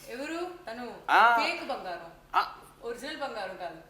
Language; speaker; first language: Telugu; non-native, learner; Tamil